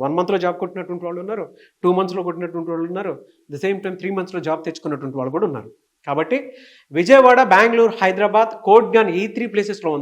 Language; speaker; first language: Telugu; native; Telugu